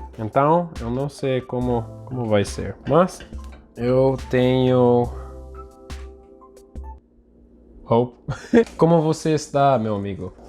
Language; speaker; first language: Portuguese; non-native, learner; English